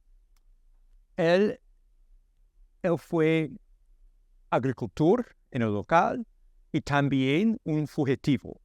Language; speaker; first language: Spanish; non-native, learner; English